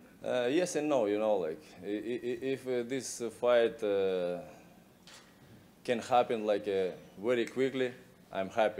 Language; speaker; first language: English; non-native, learner; Russian